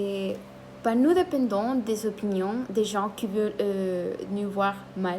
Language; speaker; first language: French; non-native, learner; Spanish